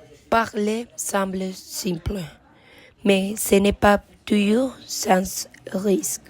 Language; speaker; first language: French; non-native, learner; Spanish